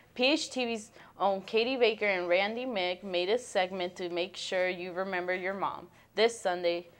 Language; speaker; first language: English; early bilingual, other home language; Spanish